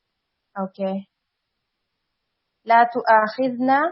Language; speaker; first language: Arabic; non-native, fluent; Urdu